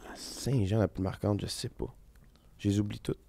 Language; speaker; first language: French; native; French